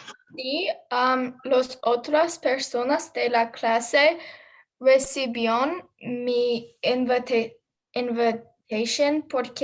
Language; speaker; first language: Spanish; non-native, learner; English